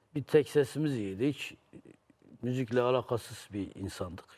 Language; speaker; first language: Turkish; native; Turkish